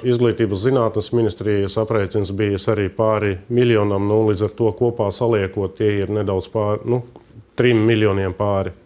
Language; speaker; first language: Latvian; native; Latvian